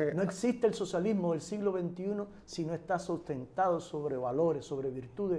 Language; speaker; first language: Spanish; native; Spanish